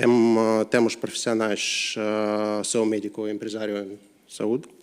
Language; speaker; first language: Portuguese; non-native, learner; Russian